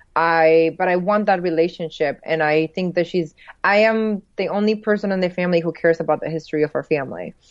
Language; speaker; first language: English; early bilingual, other home language; Spanish